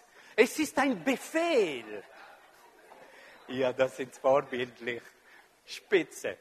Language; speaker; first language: German; non-native, fluent; French